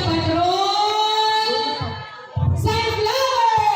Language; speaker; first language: Filipino; native; Filipino